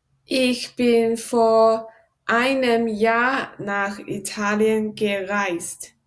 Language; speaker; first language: German; non-native, learner; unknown